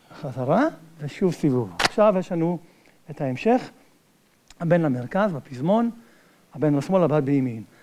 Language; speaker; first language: Hebrew; native; Hebrew